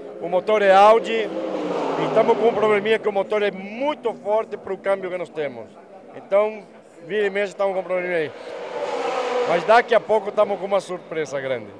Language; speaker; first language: Portuguese; non-native, fluent; Spanish